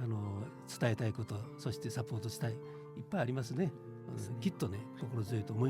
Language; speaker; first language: Japanese; native; Japanese